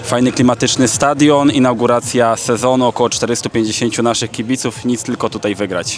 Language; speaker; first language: Polish; native; Polish